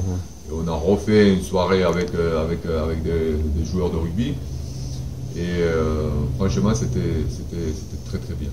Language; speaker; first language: French; non-native, fluent; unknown